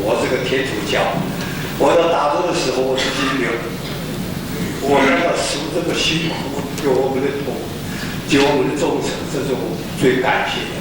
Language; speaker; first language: Chinese; early bilingual, heritage; Chinese